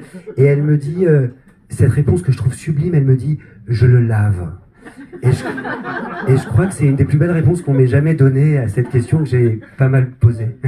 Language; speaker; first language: French; native; French